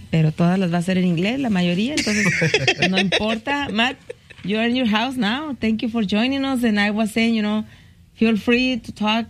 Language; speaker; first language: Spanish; native; Spanish